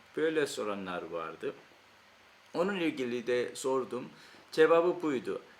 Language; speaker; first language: Turkish; non-native, fluent; Korean